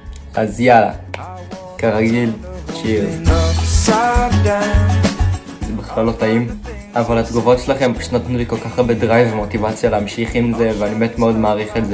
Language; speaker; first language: Hebrew; native; Hebrew